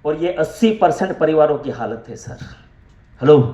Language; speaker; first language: Hindi; non-native, local second language; Gujarati